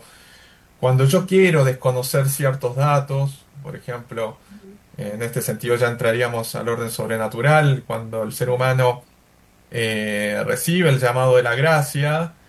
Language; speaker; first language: Spanish; native; Spanish